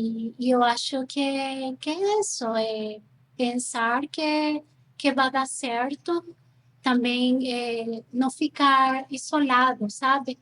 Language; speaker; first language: Portuguese; non-native, fluent; Spanish